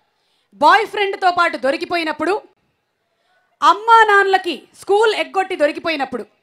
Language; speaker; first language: Telugu; native; Telugu